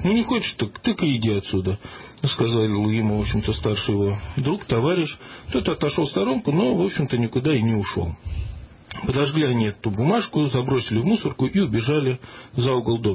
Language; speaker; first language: Russian; native; Russian